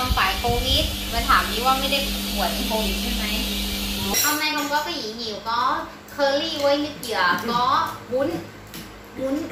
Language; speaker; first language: Vietnamese; non-native, learner; Thai